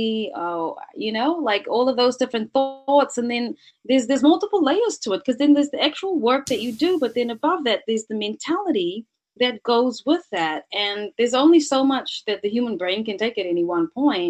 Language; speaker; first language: English; native; English